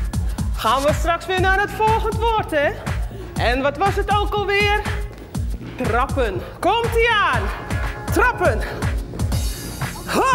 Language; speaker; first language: Dutch; native; Dutch